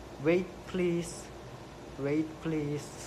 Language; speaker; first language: English; non-native, learner; Korean